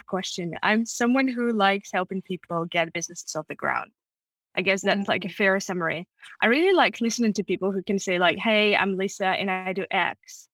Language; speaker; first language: English; non-native, fluent; Russian